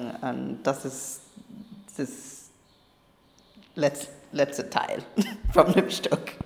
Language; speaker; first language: German; non-native, learner; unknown